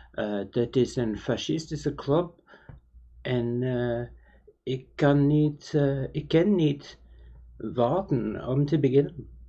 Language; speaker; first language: Dutch; non-native, learner; English